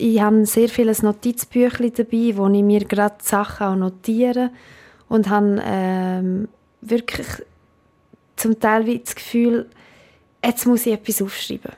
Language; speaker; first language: German; native; German